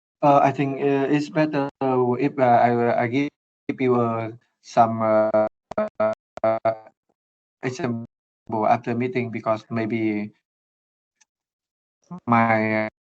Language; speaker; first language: English; non-native, learner; Vietnamese